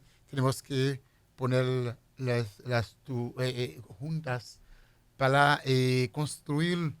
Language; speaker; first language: Spanish; non-native, fluent; Haitian Creole